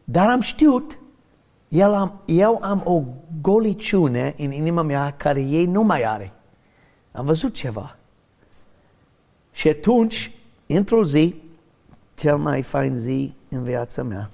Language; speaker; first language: Romanian; non-native, learner; English